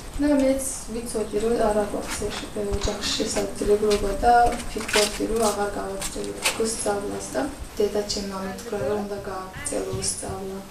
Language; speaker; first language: Georgian; non-native, local second language; Azerbaijani